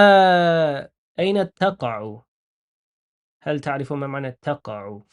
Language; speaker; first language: Arabic; non-native, fluent; English